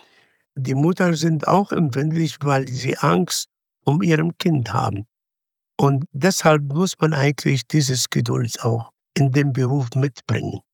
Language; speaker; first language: German; non-native, fluent; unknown